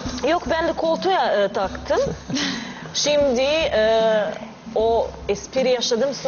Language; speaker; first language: Turkish; non-native, learner; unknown